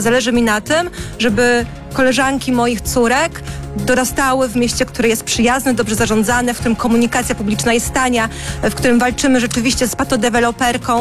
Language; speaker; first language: Polish; native; Polish